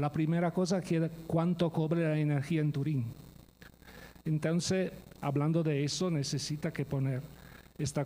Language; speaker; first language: Spanish; non-native, fluent; Italian